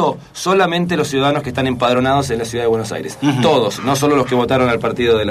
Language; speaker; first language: Spanish; native; Spanish